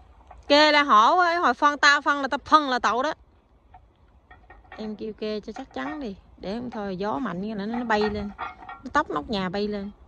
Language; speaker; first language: Vietnamese; native; Vietnamese